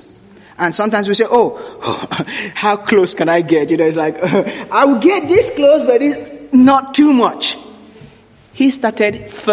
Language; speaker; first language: English; non-native, local second language; Yoruba